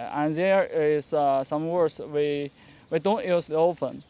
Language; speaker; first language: English; non-native, learner; Chinese